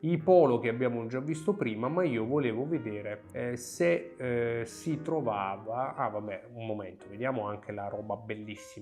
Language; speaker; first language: Italian; native; Italian